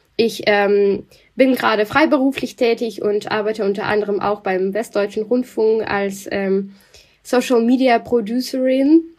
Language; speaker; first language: German; non-native, fluent; Russian